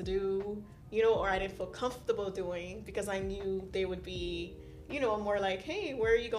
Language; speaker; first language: English; early bilingual, other home language; Haitian Creole